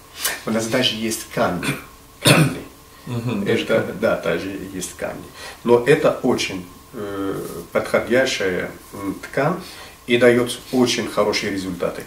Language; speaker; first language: Russian; non-native, fluent; Arabic